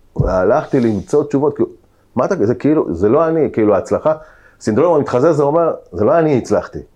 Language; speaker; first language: Hebrew; early bilingual, other home language; Spanish